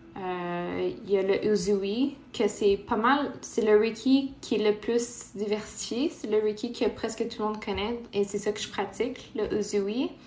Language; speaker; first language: French; non-native, local second language; Portuguese